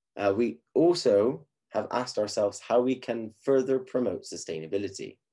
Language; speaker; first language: English; native; English